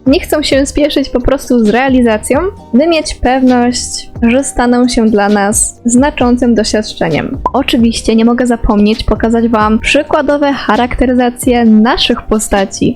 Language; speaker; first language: Polish; native; Polish